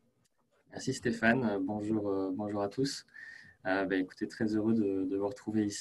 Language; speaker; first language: French; native; French